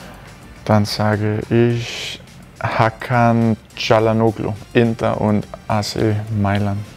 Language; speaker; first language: German; non-native, fluent; Danish